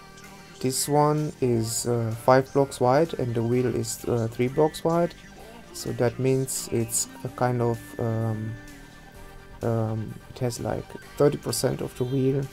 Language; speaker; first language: English; non-native, fluent; German